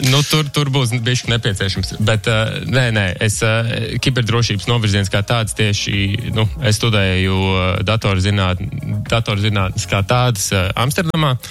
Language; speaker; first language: Latvian; early bilingual, heritage; Latvian